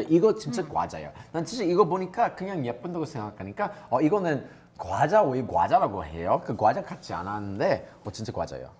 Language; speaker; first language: Korean; non-native, fluent; English